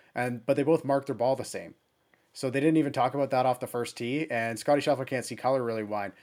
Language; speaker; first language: English; early bilingual, other home language; German